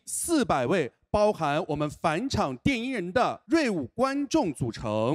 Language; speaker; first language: Chinese; native; Chinese